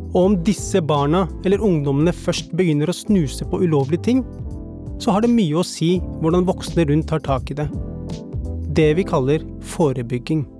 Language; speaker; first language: Norwegian; early bilingual, other home language; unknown